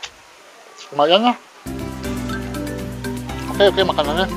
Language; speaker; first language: Indonesian; native; Indonesian